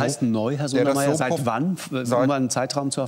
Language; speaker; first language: German; native; German